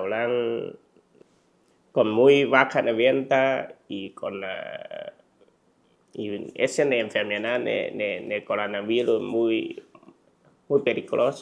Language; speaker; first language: Spanish; non-native, learner; Chinese